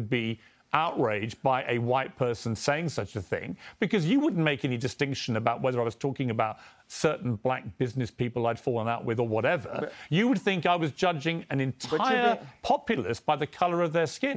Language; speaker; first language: English; native; English